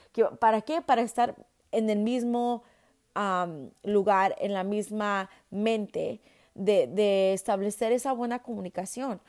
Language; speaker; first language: Spanish; early bilingual, heritage; Spanish